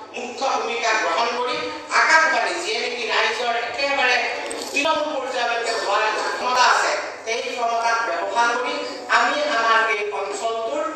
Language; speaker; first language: Assamese; native; Assamese